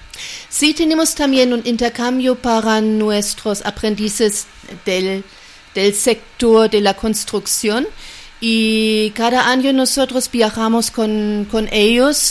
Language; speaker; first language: Spanish; non-native, fluent; German